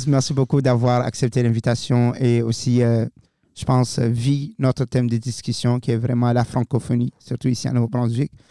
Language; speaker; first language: French; non-native, fluent; Arabic